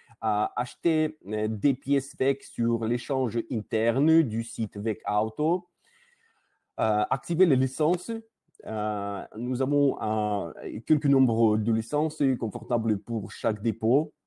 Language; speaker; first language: French; non-native, learner; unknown